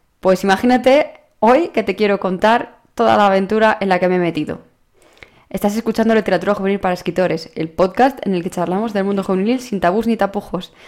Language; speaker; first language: Spanish; native; Spanish